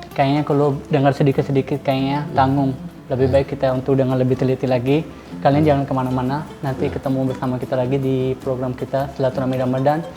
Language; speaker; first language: Indonesian; non-native, fluent; Urdu